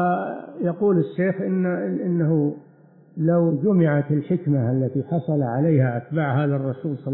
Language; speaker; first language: Arabic; native; Arabic